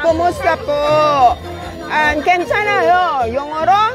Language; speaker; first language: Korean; non-native, learner; Filipino